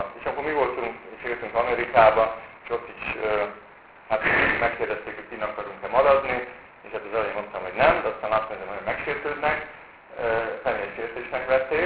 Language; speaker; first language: Hungarian; native; Hungarian